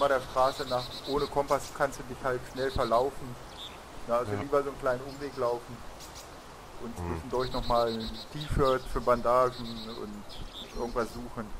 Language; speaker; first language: German; native; German